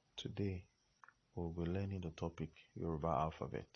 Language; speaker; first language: English; non-native, local second language; Yoruba